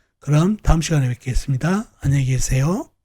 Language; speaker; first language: Korean; native; Korean